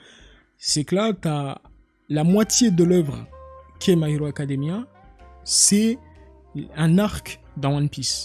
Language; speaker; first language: French; native; French